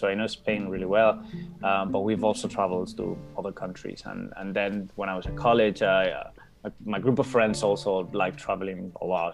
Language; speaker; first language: English; non-native, fluent; Spanish